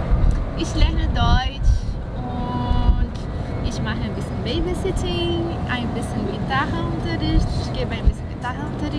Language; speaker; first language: German; non-native, learner; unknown